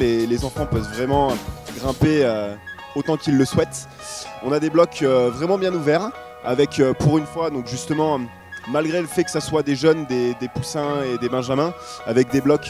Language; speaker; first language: French; native; French